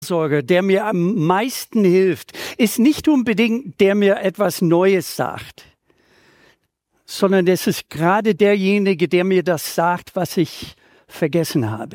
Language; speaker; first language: German; native; German